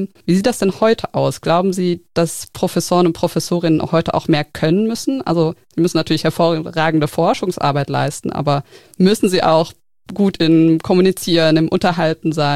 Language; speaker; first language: German; native; German